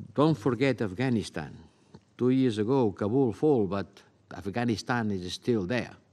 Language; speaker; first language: English; non-native, fluent; Spanish